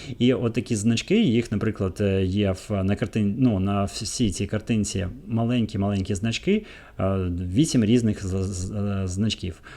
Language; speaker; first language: Ukrainian; native; Ukrainian